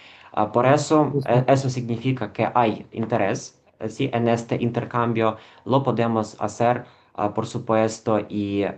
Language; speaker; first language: Spanish; non-native, fluent; Ukrainian